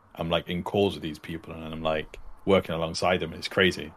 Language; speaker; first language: English; native; English